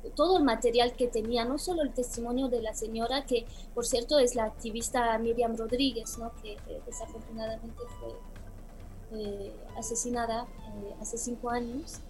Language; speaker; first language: Spanish; non-native, fluent; Romanian